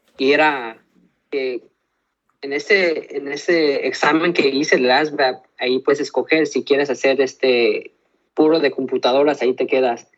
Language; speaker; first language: Spanish; early bilingual, heritage; Spanish